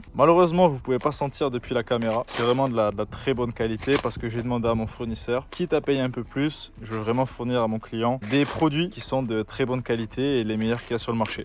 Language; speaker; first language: French; native; French